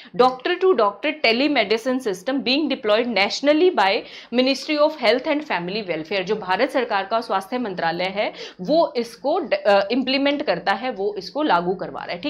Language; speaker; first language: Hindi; native; Hindi